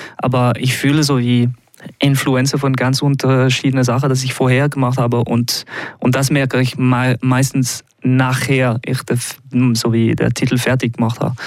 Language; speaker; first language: German; non-native, local second language; French